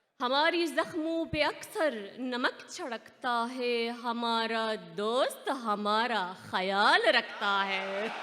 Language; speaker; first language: Urdu; non-native, fluent; Arabic